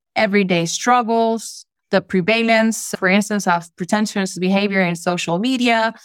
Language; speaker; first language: English; non-native, fluent; Spanish